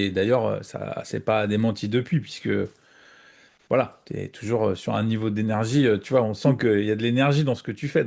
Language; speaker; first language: French; native; French